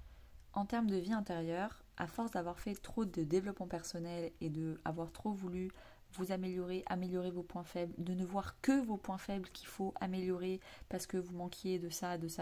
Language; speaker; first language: French; native; French